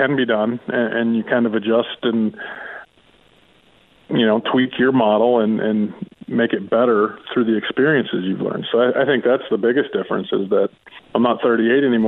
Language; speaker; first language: English; native; English